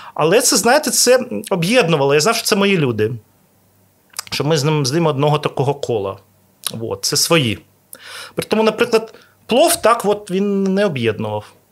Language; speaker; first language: Ukrainian; non-native, local second language; Russian